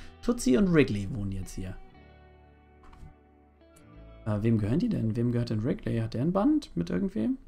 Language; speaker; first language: German; native; German